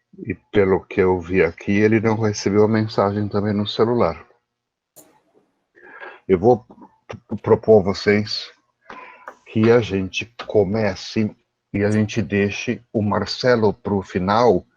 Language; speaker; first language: Portuguese; native; Portuguese